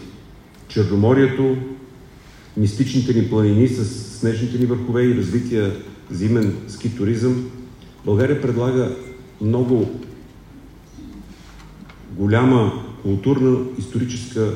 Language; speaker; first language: Bulgarian; native; Bulgarian